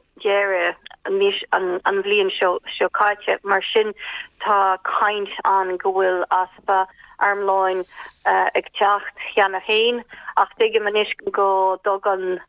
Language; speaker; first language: Irish; non-native, fluent; Ukrainian